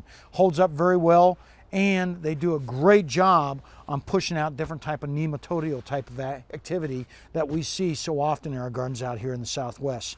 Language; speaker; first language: English; native; English